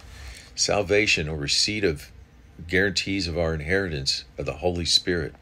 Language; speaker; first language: English; native; English